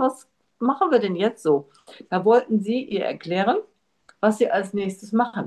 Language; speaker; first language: German; native; German